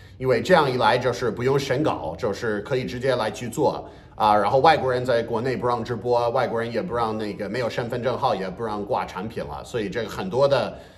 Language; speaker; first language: Chinese; non-native, fluent; English